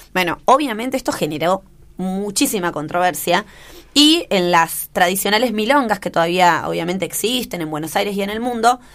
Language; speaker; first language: Spanish; native; Spanish